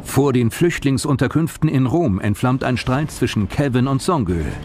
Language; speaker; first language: German; native; German